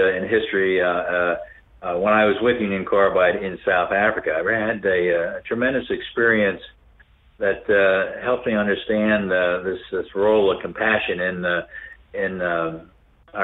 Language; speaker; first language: English; native; English